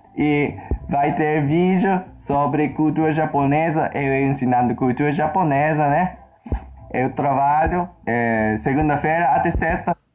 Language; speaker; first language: Portuguese; non-native, fluent; Japanese